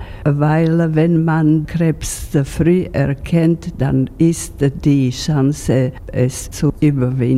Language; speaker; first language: German; non-native, fluent; Slovak